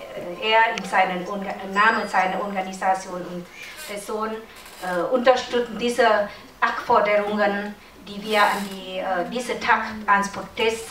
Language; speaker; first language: German; non-native, learner; Lao